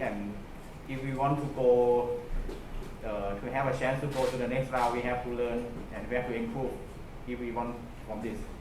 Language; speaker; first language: English; non-native, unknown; Thai